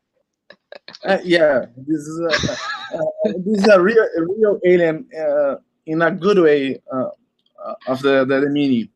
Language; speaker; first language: English; non-native, learner; Portuguese